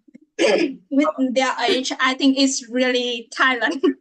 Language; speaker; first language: English; non-native, learner; Vietnamese